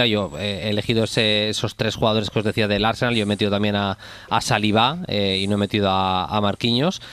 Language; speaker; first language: Spanish; native; Spanish